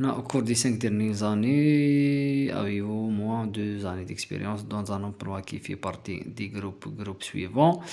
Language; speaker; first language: French; non-native, local second language; Arabic